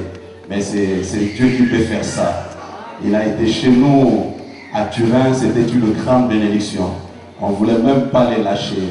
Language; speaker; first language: French; non-native, local second language; Lingala